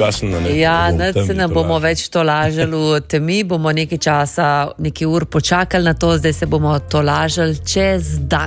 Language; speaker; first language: Slovenian; native; Slovenian